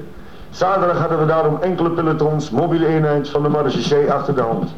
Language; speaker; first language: Dutch; native; Dutch